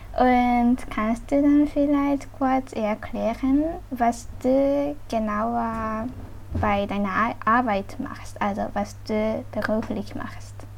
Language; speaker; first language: German; non-native, fluent; Japanese